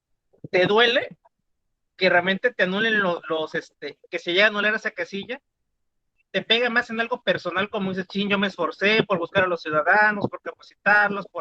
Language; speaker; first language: Spanish; native; Spanish